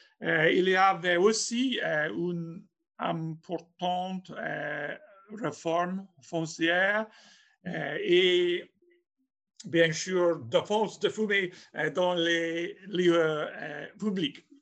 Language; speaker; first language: French; non-native, fluent; English